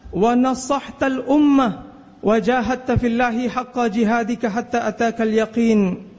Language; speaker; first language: Arabic; non-native, fluent; Malay